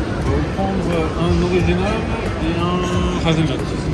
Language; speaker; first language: Japanese; non-native, learner; French